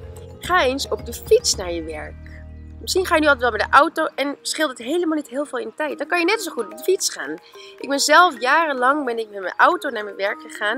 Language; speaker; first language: Dutch; native; Dutch